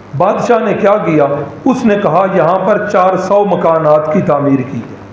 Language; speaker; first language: Urdu; non-native, local second language; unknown